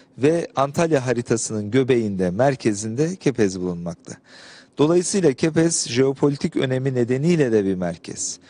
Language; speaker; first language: Turkish; native; Turkish